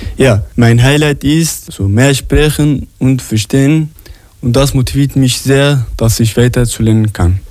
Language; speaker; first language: German; non-native, learner; Arabic